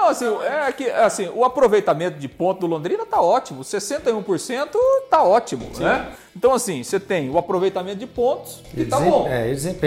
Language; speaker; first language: Portuguese; native; Portuguese